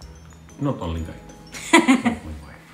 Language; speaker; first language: English; non-native, fluent; Czech